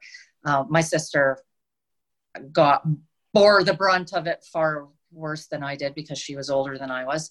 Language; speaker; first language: English; native; English